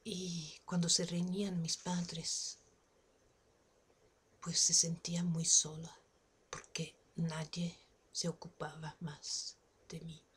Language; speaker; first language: Spanish; non-native, fluent; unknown